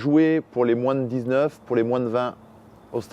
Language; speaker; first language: French; native; French